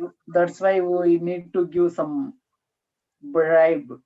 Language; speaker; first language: English; non-native, learner; Telugu